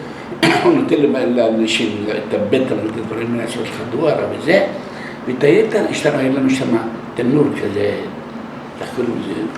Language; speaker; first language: Hebrew; non-native, local second language; Arabic